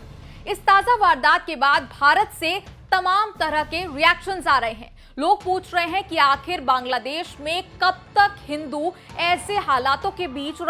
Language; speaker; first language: Hindi; native; Hindi